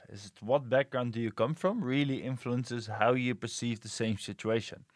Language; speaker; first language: English; non-native, fluent; Dutch